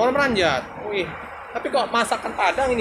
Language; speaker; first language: Indonesian; native; Indonesian